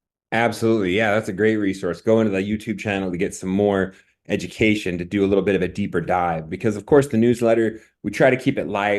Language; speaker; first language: English; native; English